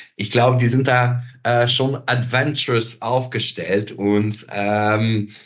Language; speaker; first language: German; non-native, fluent; Dutch